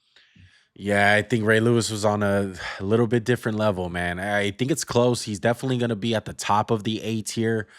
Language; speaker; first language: English; native; English